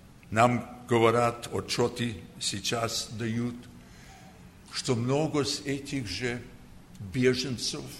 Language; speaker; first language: Russian; early bilingual, heritage; Russian